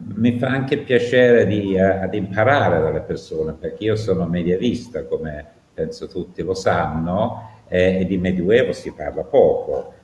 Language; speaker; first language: Italian; non-native, fluent; English